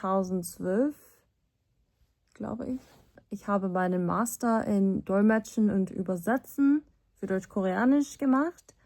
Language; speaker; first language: German; non-native, fluent; Korean